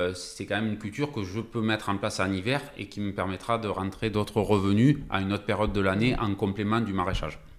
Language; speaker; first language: French; native; French